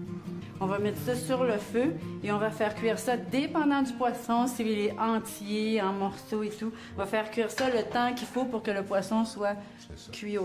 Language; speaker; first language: French; native; French